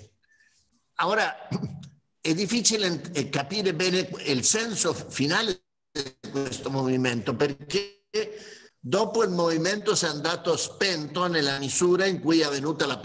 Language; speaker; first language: Italian; non-native, fluent; Spanish